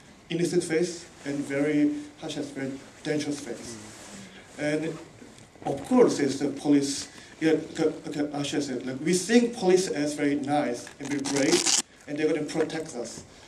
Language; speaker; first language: English; non-native, fluent; Korean